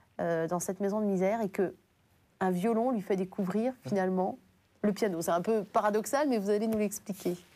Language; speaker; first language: French; native; French